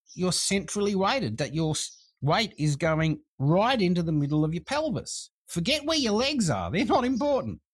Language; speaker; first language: English; native; English